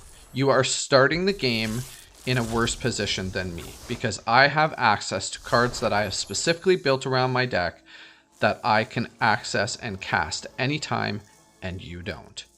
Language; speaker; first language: English; native; English